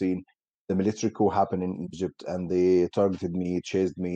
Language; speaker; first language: English; non-native, fluent; Arabic